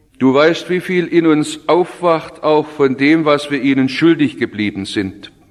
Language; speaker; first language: German; native; German